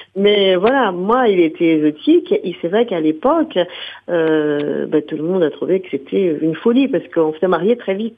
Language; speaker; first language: French; non-native, fluent; Portuguese